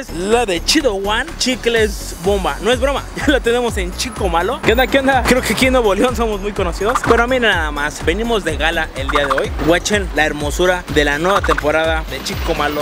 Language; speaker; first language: Spanish; native; Spanish